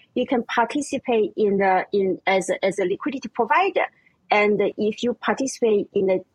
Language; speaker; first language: English; non-native, fluent; German